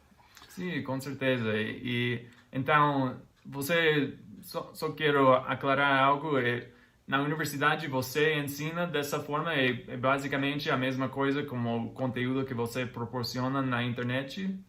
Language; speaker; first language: Portuguese; non-native, fluent; English